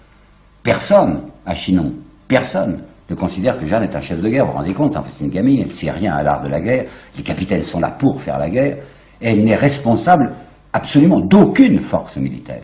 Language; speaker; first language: French; native; French